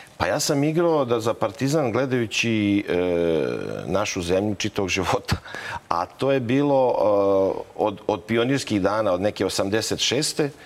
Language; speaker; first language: Serbian; native; Serbian